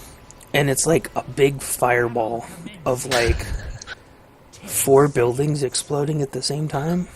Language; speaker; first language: English; native; English